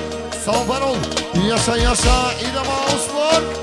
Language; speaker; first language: Turkish; non-native, local second language; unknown